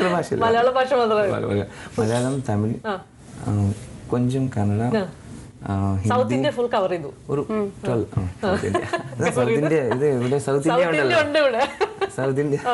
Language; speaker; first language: Malayalam; non-native, learner; Telugu